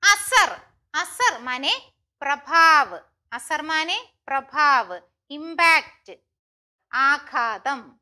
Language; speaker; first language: Hindi; non-native, local second language; Malayalam